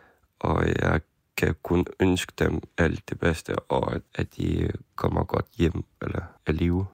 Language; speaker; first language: Danish; non-native, fluent; Ukrainian